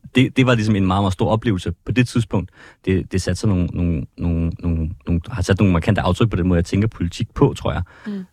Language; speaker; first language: Danish; native; Danish